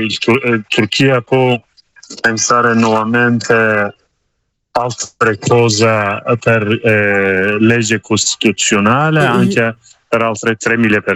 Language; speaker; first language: Italian; non-native, learner; Kurdish